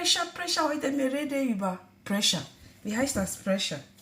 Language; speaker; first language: German; non-native, learner; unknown